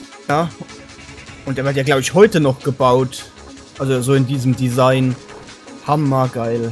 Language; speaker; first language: German; native; German